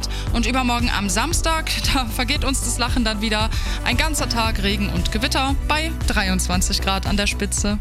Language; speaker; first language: German; native; German